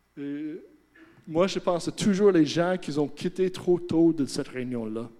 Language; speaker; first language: French; non-native, fluent; English